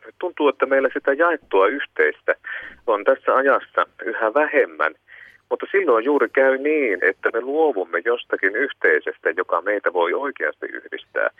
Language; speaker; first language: Finnish; native; Finnish